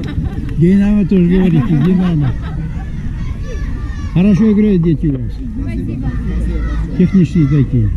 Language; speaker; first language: Russian; non-native, fluent; Uzbek